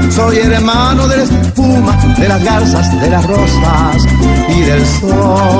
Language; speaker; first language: Spanish; native; Spanish